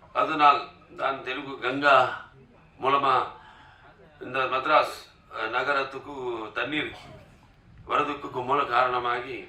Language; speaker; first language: Tamil; non-native, local second language; Telugu